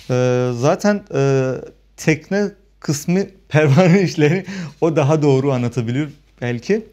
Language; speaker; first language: Turkish; non-native, fluent; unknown